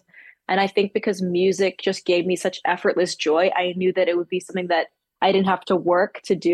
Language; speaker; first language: English; native; English